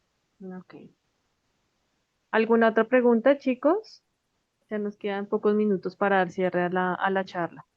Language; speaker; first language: Spanish; native; Spanish